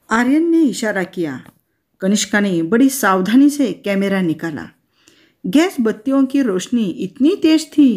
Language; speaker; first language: Hindi; non-native, local second language; Marathi